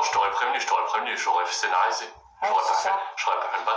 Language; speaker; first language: French; native; French